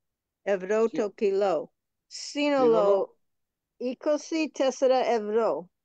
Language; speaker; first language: Greek; non-native, learner; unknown